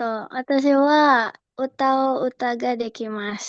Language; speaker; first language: Japanese; non-native, learner; Indonesian